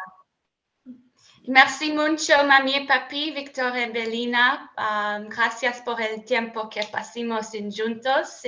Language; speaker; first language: Spanish; non-native, learner; English